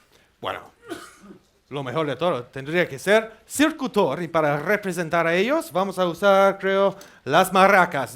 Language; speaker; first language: Spanish; non-native, fluent; English